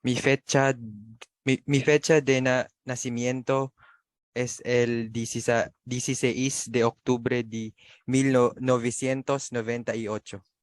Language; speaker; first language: Spanish; non-native, learner; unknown